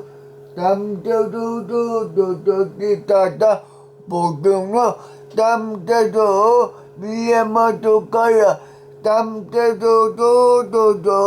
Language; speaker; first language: Japanese; non-native, learner; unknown